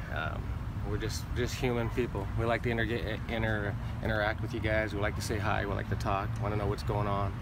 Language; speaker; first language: English; native; English